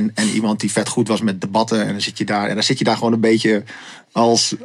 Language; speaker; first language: Dutch; native; Dutch